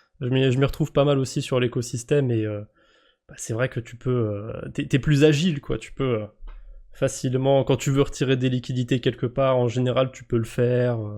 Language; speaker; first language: French; native; French